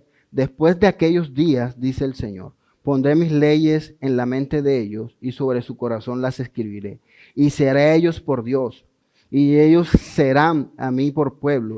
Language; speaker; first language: Spanish; native; Spanish